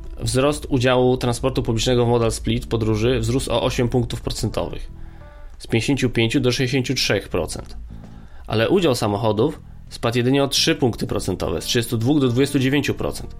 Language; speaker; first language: Polish; native; Polish